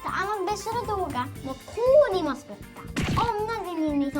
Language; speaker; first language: Japanese; early bilingual, heritage; Japanese